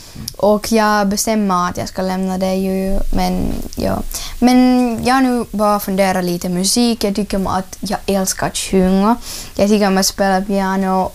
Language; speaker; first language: Swedish; non-native, learner; Ukrainian